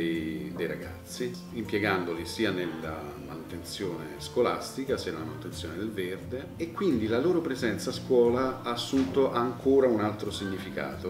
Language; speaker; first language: Italian; native; Italian